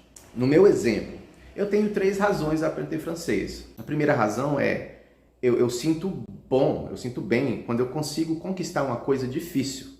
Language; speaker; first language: Portuguese; early bilingual, heritage; Portuguese